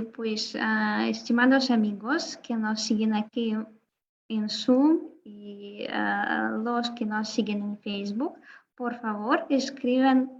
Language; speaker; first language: Spanish; non-native, fluent; Russian